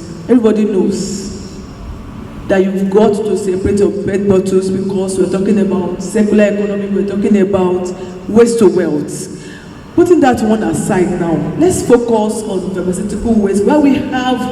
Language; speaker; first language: English; non-native, local second language; Yoruba